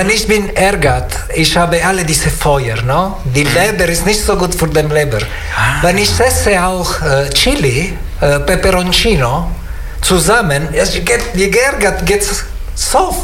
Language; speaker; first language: German; non-native, learner; Italian